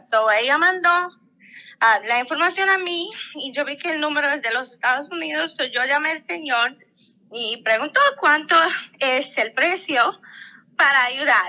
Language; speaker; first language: Spanish; non-native, fluent; Russian